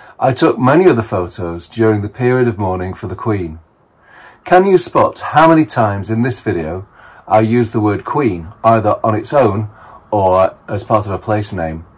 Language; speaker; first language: English; native; English